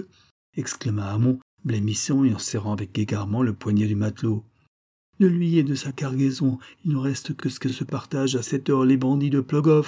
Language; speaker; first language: French; native; French